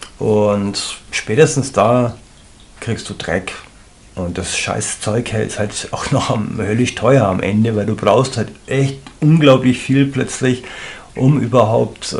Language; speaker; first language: German; native; German